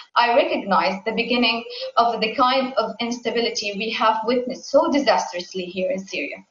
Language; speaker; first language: English; non-native, fluent; Arabic